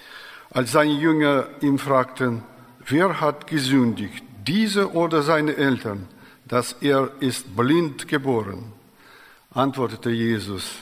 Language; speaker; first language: German; non-native, fluent; Russian